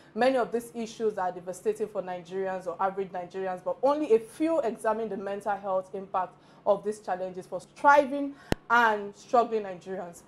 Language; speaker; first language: English; non-native, local second language; Yoruba